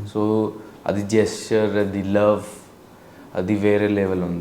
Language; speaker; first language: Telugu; non-native, local second language; Urdu